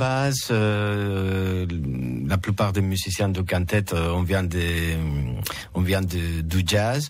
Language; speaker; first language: French; non-native, fluent; Catalan